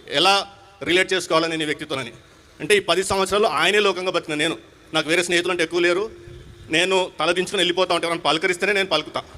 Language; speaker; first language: Telugu; non-native, local second language; Hindi